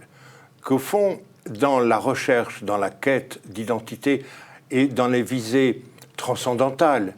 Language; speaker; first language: French; native; French